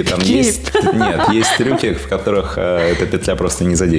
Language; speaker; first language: Russian; native; Russian